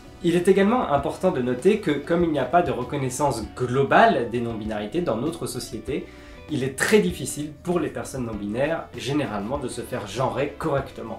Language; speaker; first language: French; native; French